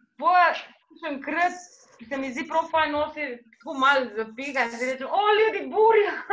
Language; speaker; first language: Slovenian; native; Slovenian